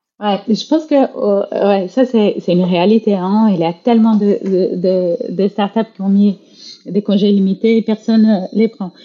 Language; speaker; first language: French; non-native, fluent; Portuguese